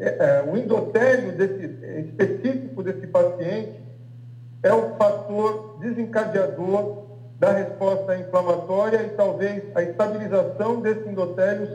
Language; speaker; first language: Portuguese; native; Portuguese